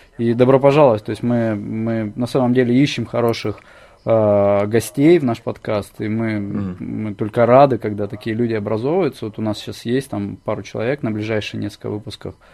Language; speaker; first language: Russian; native; Russian